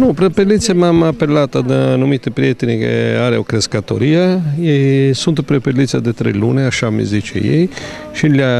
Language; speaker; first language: Romanian; non-native, learner; Italian